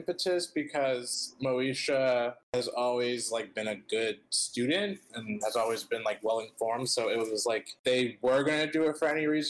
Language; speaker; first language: English; native; English